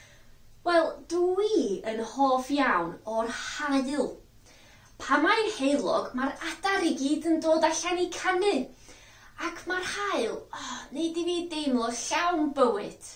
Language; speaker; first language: Welsh; native; Welsh